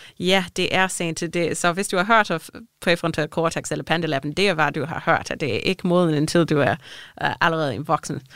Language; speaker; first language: Danish; non-native, fluent; English